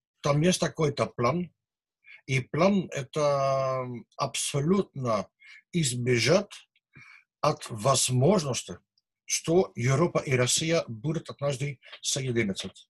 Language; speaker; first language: Russian; non-native, learner; Dutch